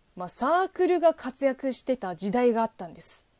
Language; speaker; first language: Japanese; non-native, fluent; Chinese